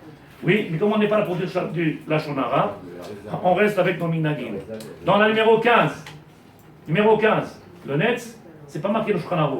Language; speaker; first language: French; native; French